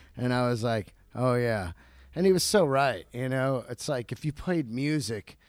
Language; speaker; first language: English; native; English